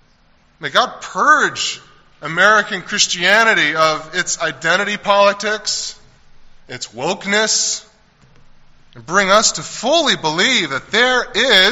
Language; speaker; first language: English; native; English